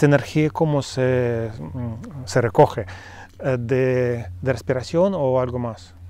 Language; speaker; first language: Spanish; non-native, fluent; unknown